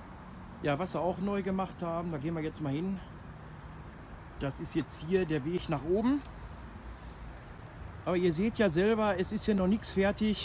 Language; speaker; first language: German; native; German